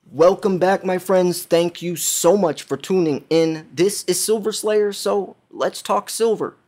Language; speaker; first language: English; native; English